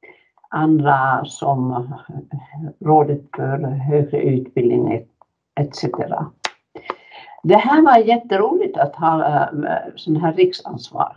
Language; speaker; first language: Swedish; non-native, fluent; Finnish